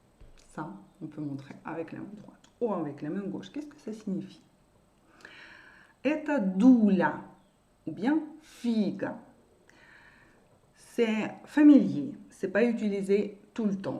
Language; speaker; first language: French; non-native, fluent; Russian